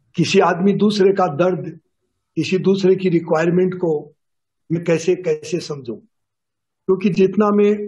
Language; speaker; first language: Hindi; native; Hindi